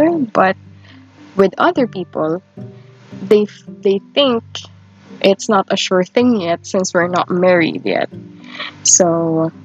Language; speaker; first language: English; non-native, local second language; Filipino